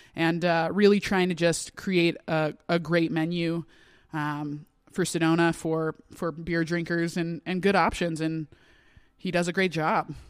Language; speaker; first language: English; native; English